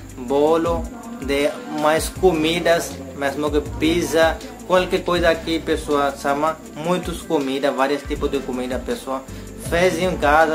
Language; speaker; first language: Portuguese; non-native, learner; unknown